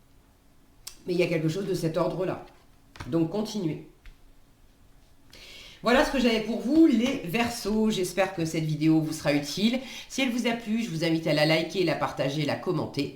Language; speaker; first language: French; native; French